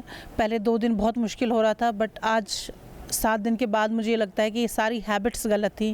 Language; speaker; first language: Hindi; native; Hindi